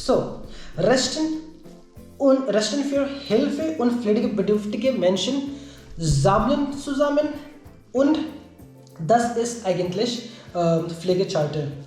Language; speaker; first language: German; non-native, learner; Hindi